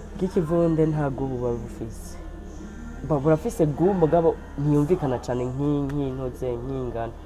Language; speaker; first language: Rundi; non-native, local second language; Swahili